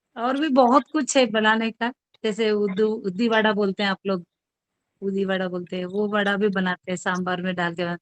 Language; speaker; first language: Hindi; non-native, local second language; Telugu